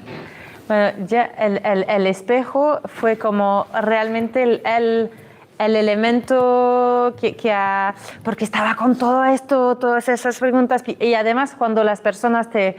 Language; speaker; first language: Spanish; non-native, fluent; French